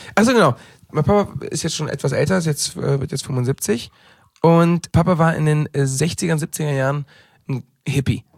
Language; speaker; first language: German; early bilingual, heritage; German